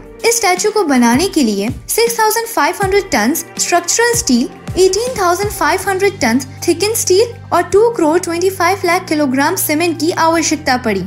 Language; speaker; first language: Hindi; native; Hindi